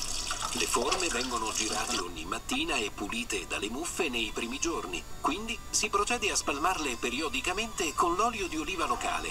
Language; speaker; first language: Italian; native; Italian